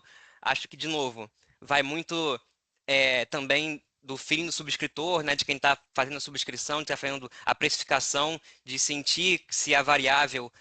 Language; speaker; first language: Portuguese; native; Portuguese